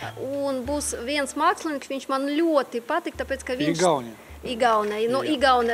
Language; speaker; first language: Latvian; non-native, local second language; Russian